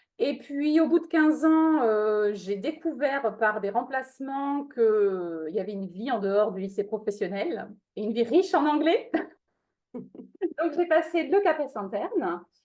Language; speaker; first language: French; non-native, fluent; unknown